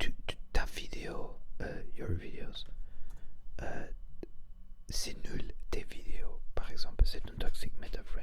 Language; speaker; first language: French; non-native, learner; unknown